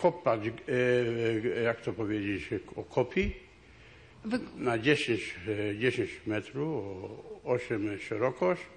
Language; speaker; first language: Polish; non-native, local second language; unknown